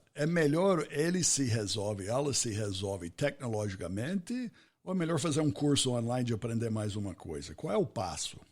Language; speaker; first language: Portuguese; non-native, fluent; English